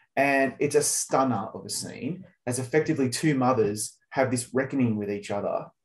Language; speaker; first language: English; native; English